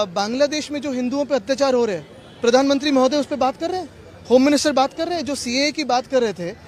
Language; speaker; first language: Hindi; non-native, local second language; Marathi